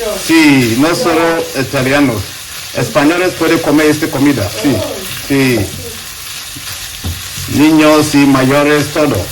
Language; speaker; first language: Spanish; non-native, learner; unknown